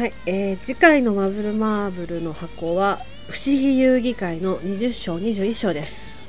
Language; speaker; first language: Japanese; native; Japanese